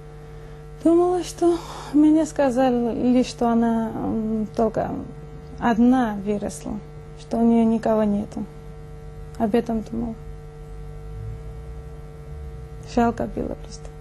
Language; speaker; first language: Russian; non-native, local second language; Georgian